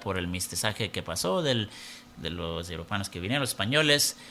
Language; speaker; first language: Spanish; early bilingual, heritage; Spanish